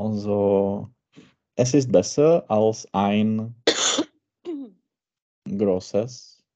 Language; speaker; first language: German; non-native, learner; Czech